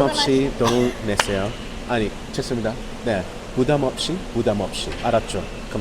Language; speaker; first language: Korean; non-native, learner; English